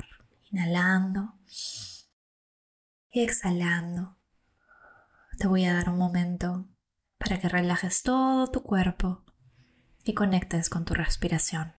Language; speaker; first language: Spanish; native; Spanish